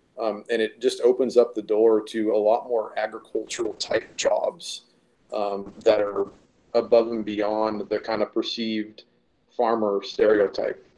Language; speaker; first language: English; native; English